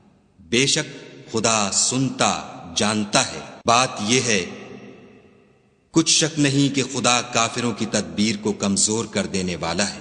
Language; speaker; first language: Urdu; native; Urdu